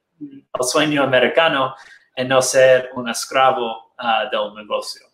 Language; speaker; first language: Spanish; non-native, fluent; Portuguese